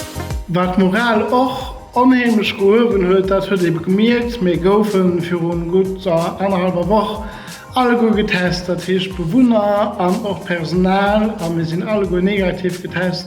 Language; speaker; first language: German; non-native, local second language; Luxembourgish